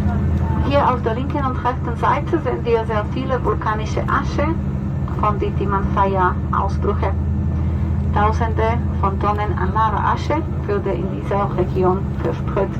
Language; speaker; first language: German; non-native, fluent; Spanish